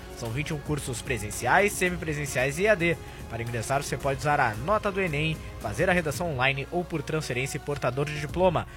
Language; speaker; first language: Portuguese; native; Portuguese